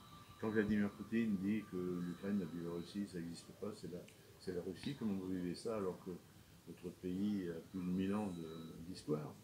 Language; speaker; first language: French; native; French